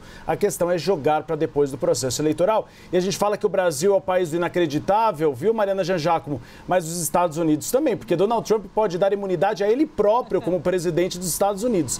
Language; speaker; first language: Portuguese; native; Portuguese